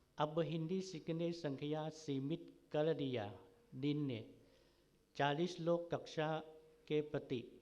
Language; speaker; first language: Hindi; non-native, learner; Thai